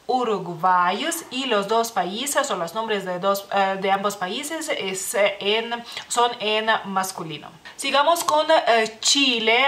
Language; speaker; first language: Spanish; non-native, fluent; Lithuanian